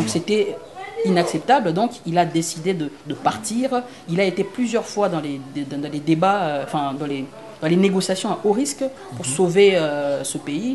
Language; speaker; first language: French; non-native, local second language; Lingala